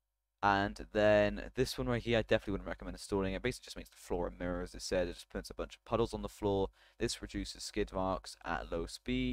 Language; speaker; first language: English; native; English